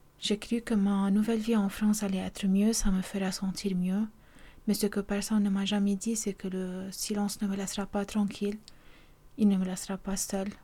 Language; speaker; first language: French; non-native, local second language; Arabic